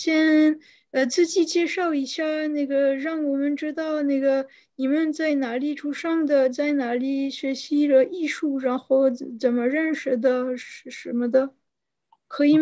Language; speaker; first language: Chinese; non-native, fluent; French